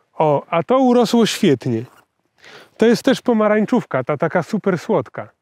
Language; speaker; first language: Polish; native; Polish